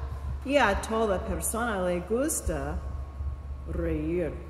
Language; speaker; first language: Spanish; non-native, fluent; English